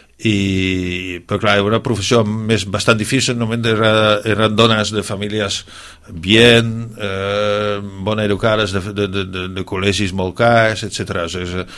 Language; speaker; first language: Catalan; non-native, fluent; Dutch